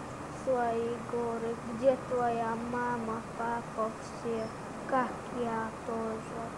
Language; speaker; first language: Russian; non-native, local second language; Chechen